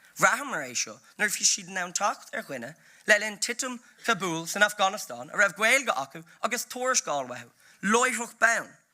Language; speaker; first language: Irish; native; Irish